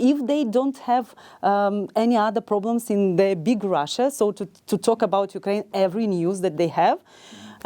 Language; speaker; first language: English; non-native, learner; Ukrainian